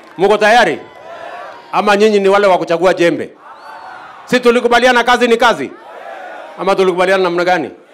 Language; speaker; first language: Swahili; non-native, local second language; Kalenjin